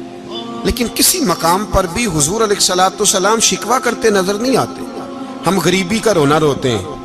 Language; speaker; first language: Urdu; non-native, local second language; Punjabi